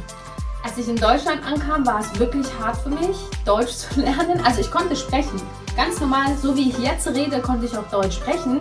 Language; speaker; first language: German; non-native, fluent; Persian